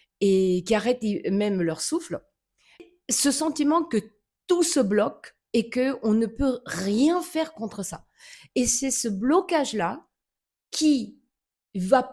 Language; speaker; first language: French; native; French